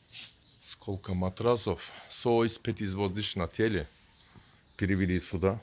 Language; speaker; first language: Russian; non-native, learner; Turkish